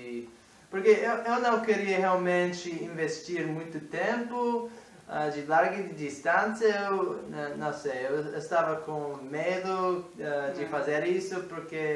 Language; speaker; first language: Portuguese; non-native, fluent; English